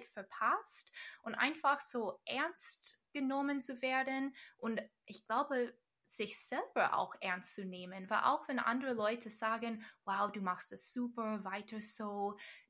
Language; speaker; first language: German; non-native, fluent; English